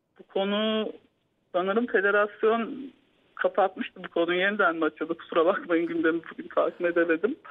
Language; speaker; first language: Turkish; native; Turkish